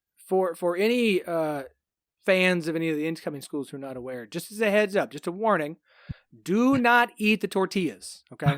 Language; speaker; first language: English; native; English